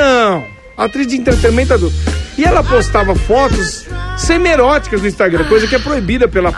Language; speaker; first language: Portuguese; native; Portuguese